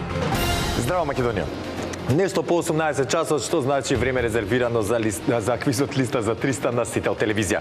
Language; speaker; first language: Macedonian; native; Macedonian